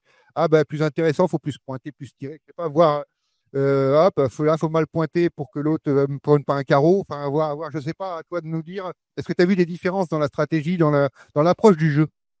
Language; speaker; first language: French; native; French